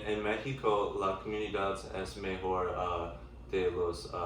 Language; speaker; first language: Spanish; non-native, learner; English